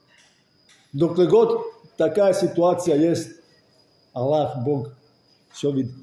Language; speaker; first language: Russian; non-native, fluent; Serbian